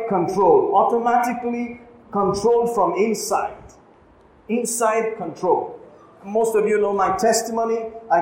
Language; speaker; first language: English; non-native, local second language; Malayalam